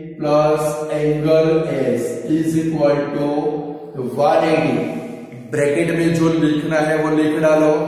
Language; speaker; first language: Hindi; non-native, local second language; Gujarati